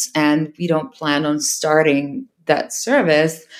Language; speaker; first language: English; non-native, fluent; Serbian